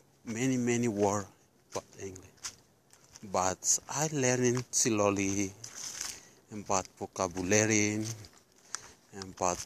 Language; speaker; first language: English; non-native, learner; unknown